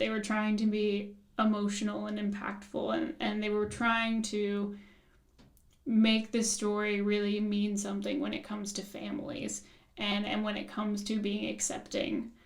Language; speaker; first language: English; native; English